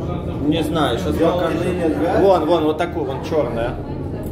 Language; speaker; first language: Russian; native; Russian